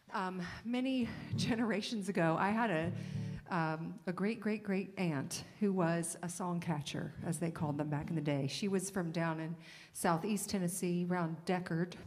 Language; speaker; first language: English; native; English